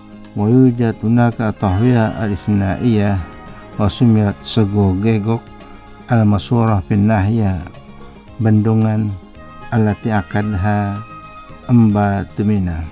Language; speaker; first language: Arabic; non-native, fluent; Indonesian